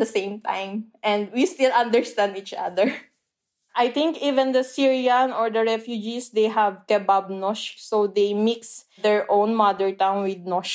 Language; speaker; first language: English; non-native, local second language; Filipino